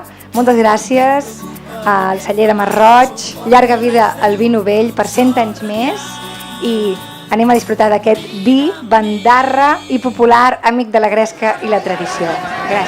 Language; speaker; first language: Catalan; native; Catalan